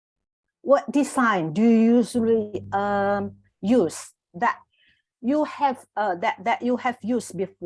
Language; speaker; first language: English; non-native, fluent; Indonesian